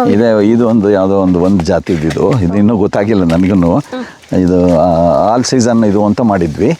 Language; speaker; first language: Kannada; native; Kannada